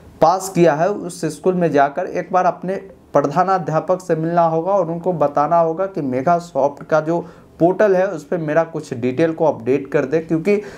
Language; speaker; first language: Hindi; native; Hindi